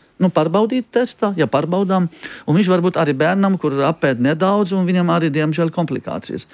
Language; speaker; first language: Latvian; non-native, fluent; Arabic